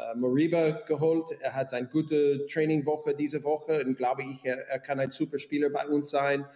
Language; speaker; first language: German; non-native, fluent; English